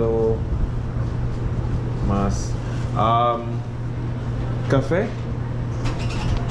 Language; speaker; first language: Spanish; non-native, learner; English